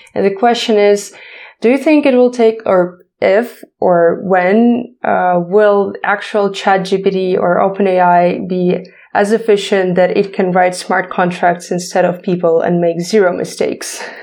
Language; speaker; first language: English; non-native, fluent; Ukrainian